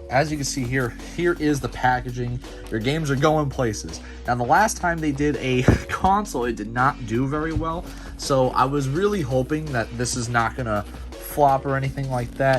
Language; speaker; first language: English; native; English